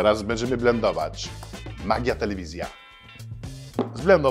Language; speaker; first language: Polish; non-native, fluent; French